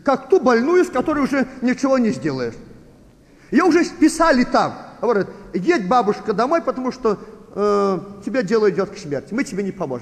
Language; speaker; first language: Russian; native; Russian